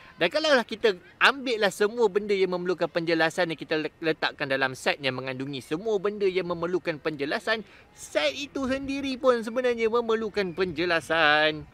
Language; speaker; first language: Malay; native; Malay